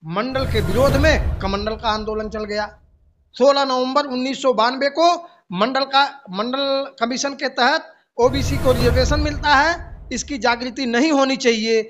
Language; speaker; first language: Hindi; native; Hindi